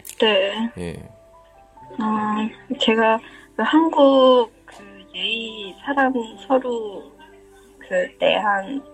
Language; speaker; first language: Korean; non-native, learner; Chinese